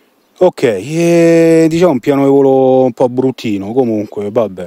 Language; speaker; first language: Italian; native; Italian